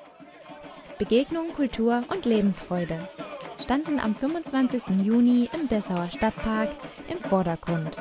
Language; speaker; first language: German; native; German